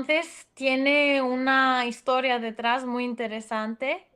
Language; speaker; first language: Spanish; non-native, fluent; Greek